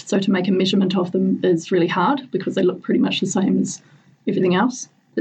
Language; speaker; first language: English; native; English